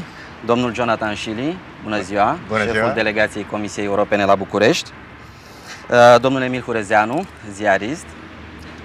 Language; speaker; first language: Romanian; native; Romanian